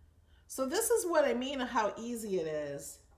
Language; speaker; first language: English; native; English